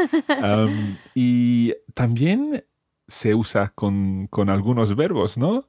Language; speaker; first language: Spanish; non-native, fluent; English